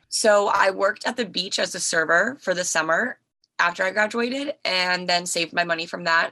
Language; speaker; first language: English; native; English